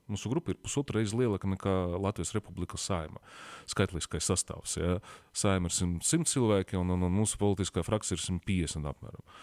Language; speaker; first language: Latvian; non-native, local second language; Russian